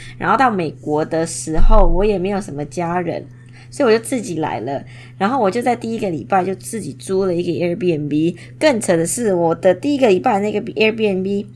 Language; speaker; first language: Chinese; non-native, fluent; Indonesian